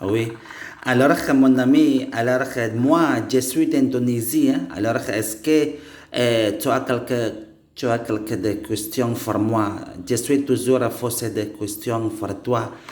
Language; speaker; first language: French; non-native, learner; Indonesian